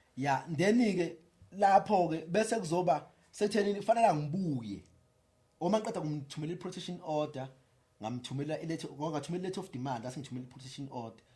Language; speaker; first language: Zulu; native; Zulu